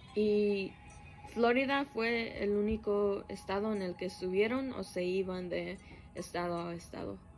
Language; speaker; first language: Spanish; early bilingual, heritage; Spanish